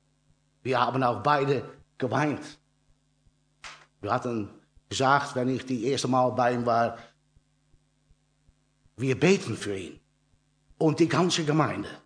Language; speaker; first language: German; non-native, learner; Dutch